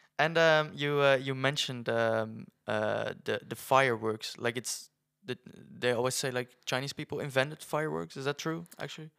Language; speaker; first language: English; non-native, fluent; Dutch